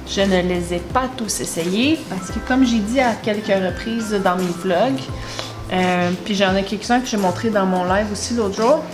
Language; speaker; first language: French; native; French